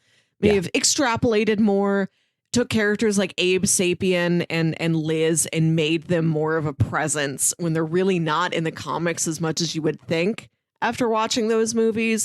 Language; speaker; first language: English; native; English